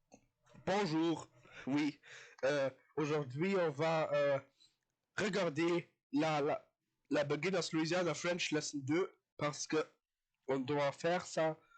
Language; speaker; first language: French; non-native, learner; German